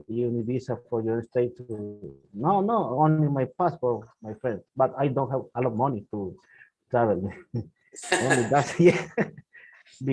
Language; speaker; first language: English; non-native, learner; Spanish